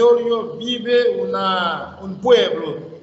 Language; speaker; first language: Spanish; non-native, learner; Haitian Creole